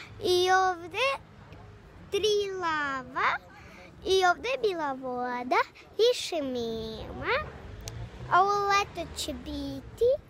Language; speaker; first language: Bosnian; early bilingual, other home language; Russian